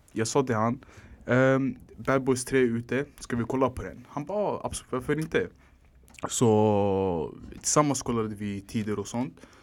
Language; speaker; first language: Swedish; early bilingual, other home language; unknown